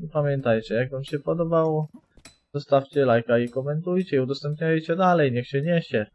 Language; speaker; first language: Polish; native; Polish